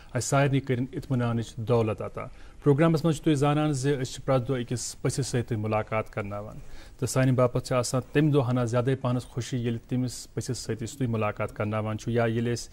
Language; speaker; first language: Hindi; non-native, local second language; Kashmiri